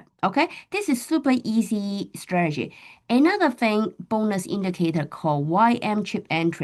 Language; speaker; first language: English; non-native, fluent; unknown